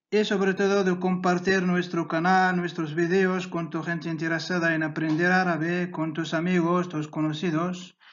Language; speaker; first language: Spanish; non-native, fluent; Arabic